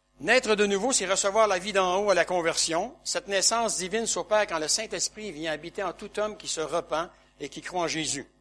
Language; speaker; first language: French; native; French